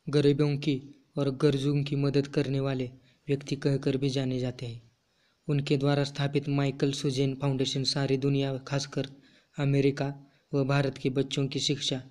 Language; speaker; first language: Hindi; non-native, local second language; Marathi